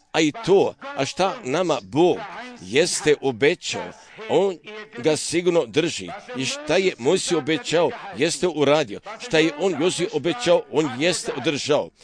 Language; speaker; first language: Croatian; early bilingual, heritage; Serbian